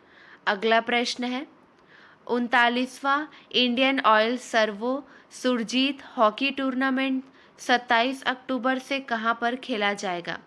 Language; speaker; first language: Hindi; native; Hindi